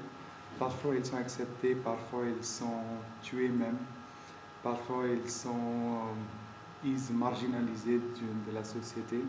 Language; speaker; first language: French; non-native, fluent; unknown